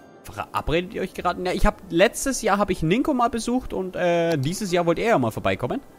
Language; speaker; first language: German; native; German